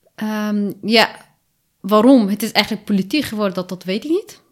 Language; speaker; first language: Dutch; early bilingual, other home language; Arabic